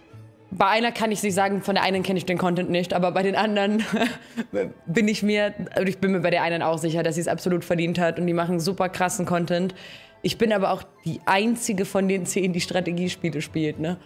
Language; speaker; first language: German; native; German